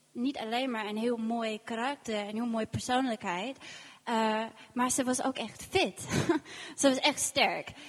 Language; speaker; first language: Dutch; non-native, fluent; English